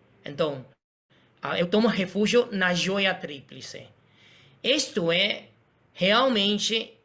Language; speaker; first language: Portuguese; non-native, fluent; Spanish